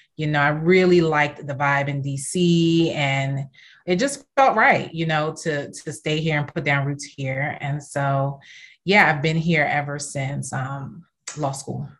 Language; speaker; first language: English; native; English